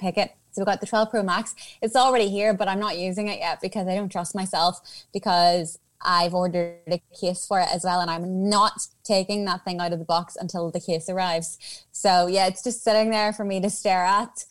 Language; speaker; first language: English; native; English